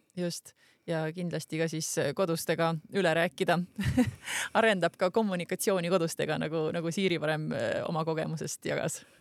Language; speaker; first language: Estonian; native; Estonian